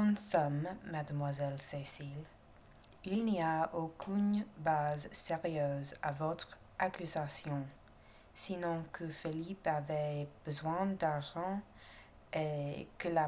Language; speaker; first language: French; non-native, learner; English